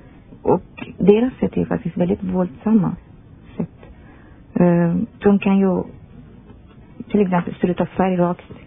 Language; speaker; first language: Swedish; non-native, fluent; Persian